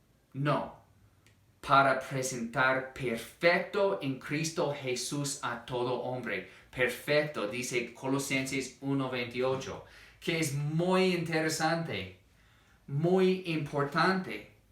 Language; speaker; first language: Spanish; non-native, fluent; English